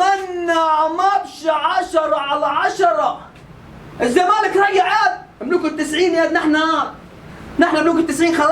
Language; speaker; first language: Arabic; native; Arabic